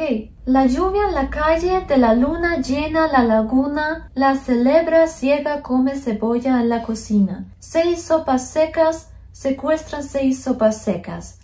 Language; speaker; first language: Spanish; non-native, fluent; Polish